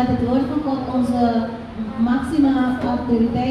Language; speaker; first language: Dutch; non-native, fluent; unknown